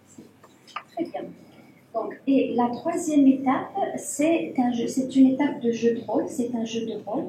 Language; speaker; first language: French; non-native, fluent; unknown